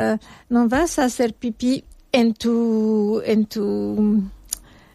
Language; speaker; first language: Spanish; non-native, fluent; French